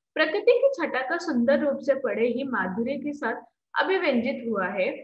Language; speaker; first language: Hindi; non-native, local second language; Marathi